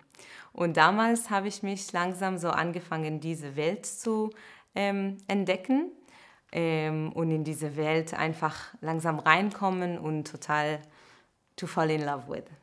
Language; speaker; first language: German; non-native, fluent; Hebrew